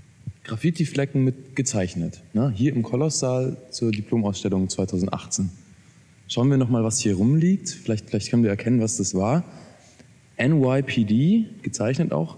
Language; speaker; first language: German; native; German